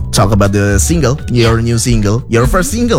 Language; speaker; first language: English; non-native, fluent; Indonesian